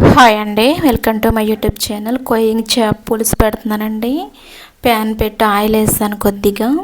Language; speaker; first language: Telugu; native; Telugu